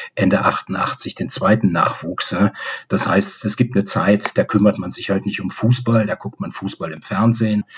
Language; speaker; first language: German; native; German